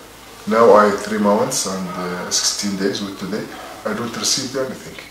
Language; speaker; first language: English; non-native, learner; Arabic